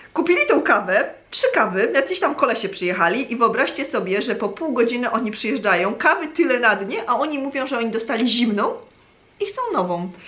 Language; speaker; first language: Polish; native; Polish